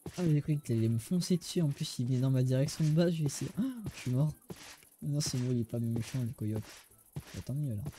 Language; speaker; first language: French; native; French